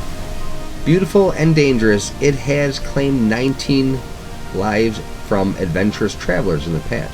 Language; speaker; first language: English; native; English